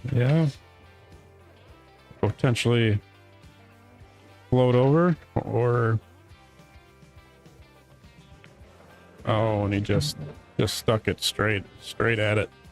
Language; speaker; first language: English; native; English